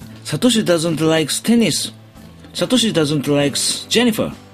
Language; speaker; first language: English; non-native, learner; Japanese